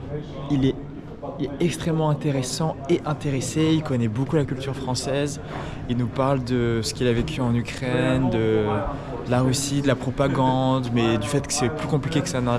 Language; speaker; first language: French; native; French